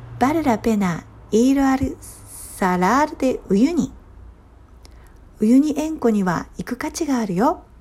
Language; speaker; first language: Japanese; native; Japanese